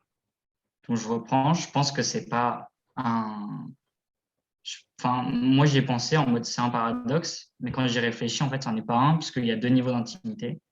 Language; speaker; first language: French; native; French